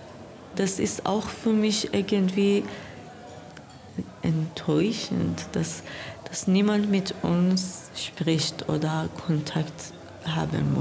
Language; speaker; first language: German; non-native, learner; Persian